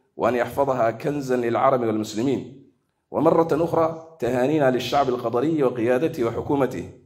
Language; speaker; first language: Arabic; non-native, local second language; Somali